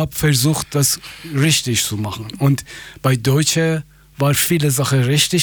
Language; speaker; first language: German; non-native, fluent; Persian